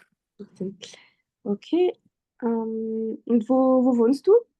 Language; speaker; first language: German; non-native, fluent; French